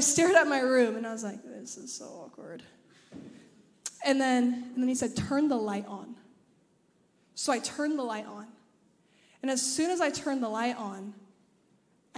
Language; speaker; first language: English; native; English